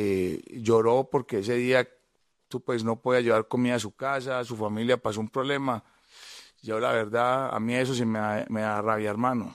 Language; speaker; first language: Spanish; native; Spanish